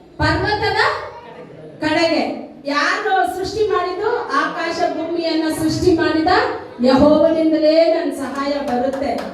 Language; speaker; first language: Kannada; non-native, local second language; Tamil